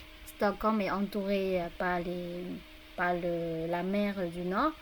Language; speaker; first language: French; non-native, fluent; Burmese